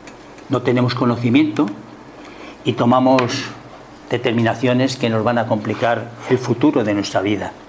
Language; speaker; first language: Spanish; native; Spanish